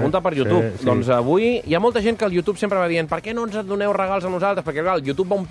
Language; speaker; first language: Catalan; native; Catalan